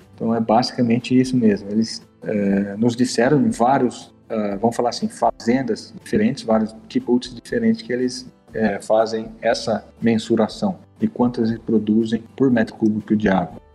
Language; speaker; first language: Portuguese; native; Portuguese